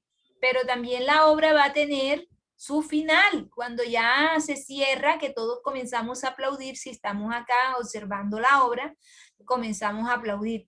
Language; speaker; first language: Spanish; native; Spanish